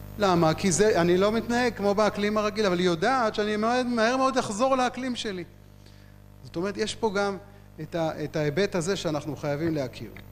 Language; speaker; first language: Hebrew; native; Hebrew